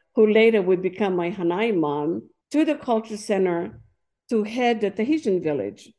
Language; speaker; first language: English; non-native, fluent; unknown